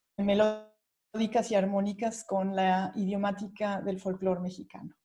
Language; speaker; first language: Spanish; native; Spanish